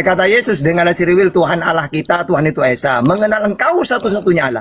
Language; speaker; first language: Indonesian; native; Indonesian